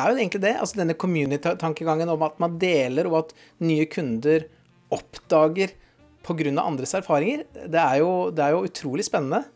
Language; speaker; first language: Norwegian; native; Norwegian